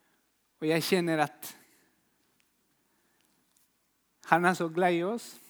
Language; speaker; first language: Norwegian; non-native, fluent; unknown